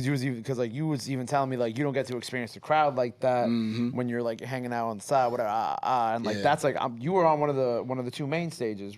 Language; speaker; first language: English; native; English